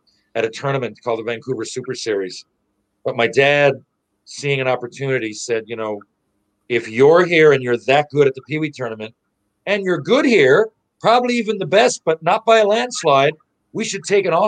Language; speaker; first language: English; native; English